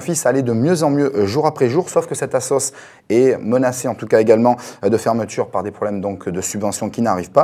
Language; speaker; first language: French; native; French